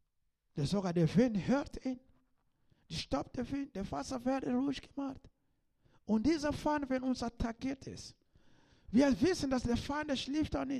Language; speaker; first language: German; non-native, learner; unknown